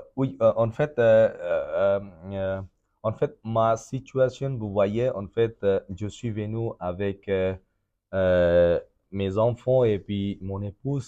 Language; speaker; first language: French; non-native, fluent; Bangla